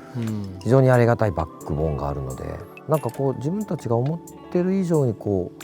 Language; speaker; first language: Japanese; native; Japanese